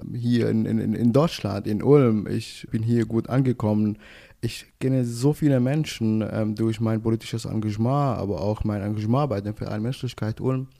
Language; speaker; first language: German; non-native, fluent; Arabic